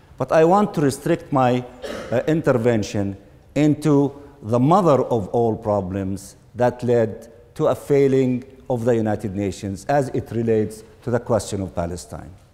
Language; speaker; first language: English; non-native, fluent; Arabic